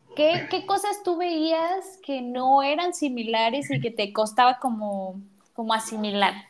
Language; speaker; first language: Spanish; native; Spanish